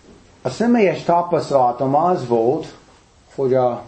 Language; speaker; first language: Hungarian; non-native, fluent; English